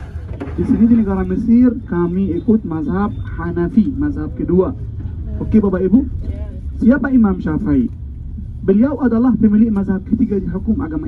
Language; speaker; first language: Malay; non-native, fluent; Arabic